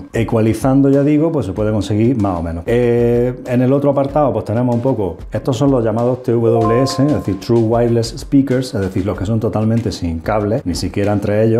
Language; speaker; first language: Spanish; native; Spanish